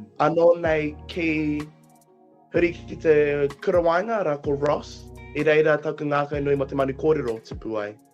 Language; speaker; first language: Māori; non-native, local second language; English